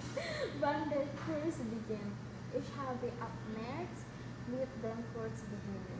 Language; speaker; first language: German; non-native, learner; Cebuano